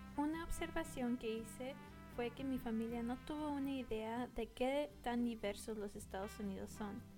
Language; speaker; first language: Spanish; early bilingual, heritage; Spanish